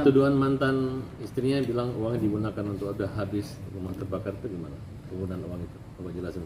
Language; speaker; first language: Indonesian; native; Indonesian